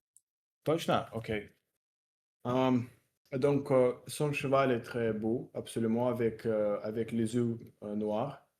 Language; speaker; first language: French; non-native, fluent; Russian